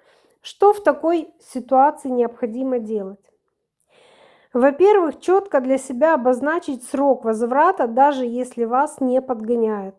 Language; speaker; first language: Russian; native; Russian